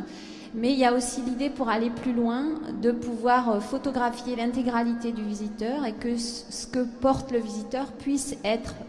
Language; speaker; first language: French; native; French